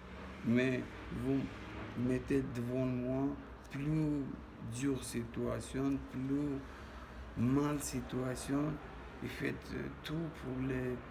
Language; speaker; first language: French; non-native, learner; Armenian